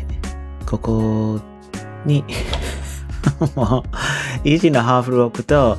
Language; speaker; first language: Japanese; non-native, learner; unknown